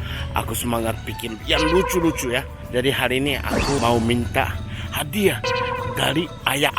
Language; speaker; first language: Indonesian; non-native, fluent; Japanese